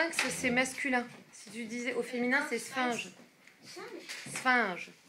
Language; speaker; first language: French; native; French